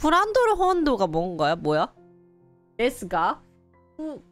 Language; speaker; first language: Korean; early bilingual, heritage; Korean